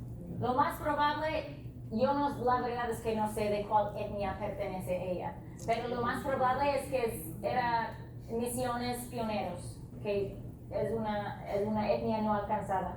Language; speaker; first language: Spanish; non-native, fluent; English